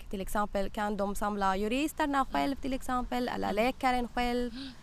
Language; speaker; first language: Swedish; non-native, learner; Arabic